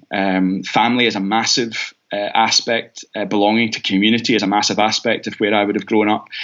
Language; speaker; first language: English; native; English